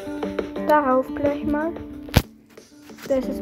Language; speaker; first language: German; native; German